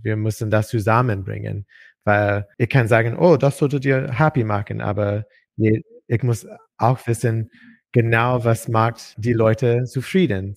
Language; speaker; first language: German; non-native, learner; English